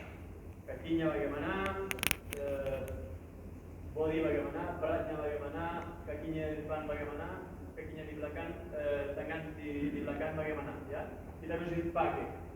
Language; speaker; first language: Indonesian; non-native, learner; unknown